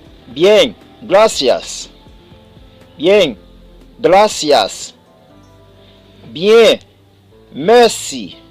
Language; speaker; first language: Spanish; non-native, fluent; Haitian Creole